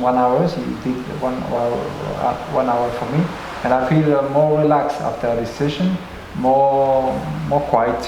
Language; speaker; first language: English; non-native, learner; French